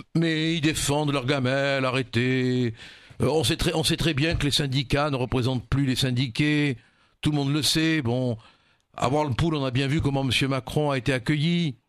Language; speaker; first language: French; native; French